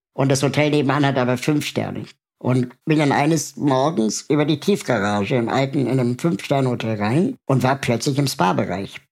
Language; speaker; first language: German; native; German